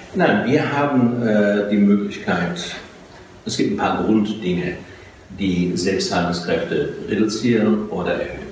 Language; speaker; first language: German; native; German